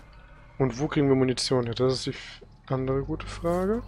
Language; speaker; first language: German; native; German